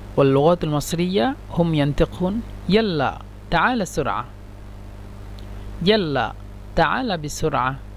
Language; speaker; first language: Egyptian Arabic; non-native, learner; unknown